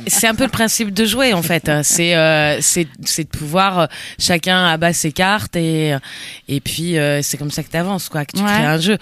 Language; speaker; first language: French; native; French